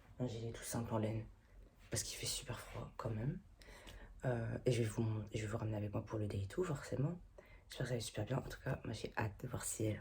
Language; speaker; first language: French; native; French